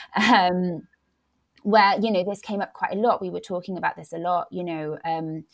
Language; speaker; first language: English; non-native, local second language; Welsh